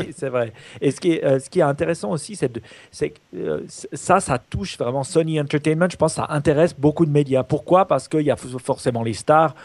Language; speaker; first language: French; native; French